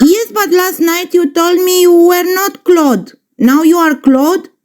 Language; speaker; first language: English; non-native, fluent; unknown